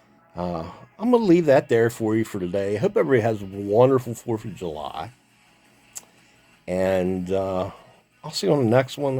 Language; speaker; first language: English; native; English